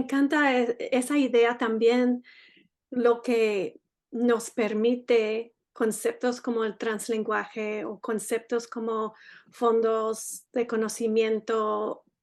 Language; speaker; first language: Spanish; early bilingual, heritage; Spanish